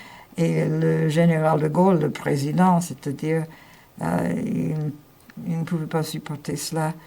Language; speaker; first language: French; non-native, fluent; English